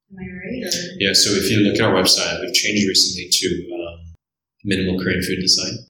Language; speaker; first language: English; early bilingual, other home language; Korean